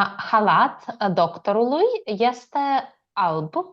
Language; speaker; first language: Romanian; non-native, learner; Russian